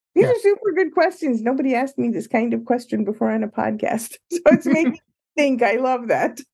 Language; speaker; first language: English; native; English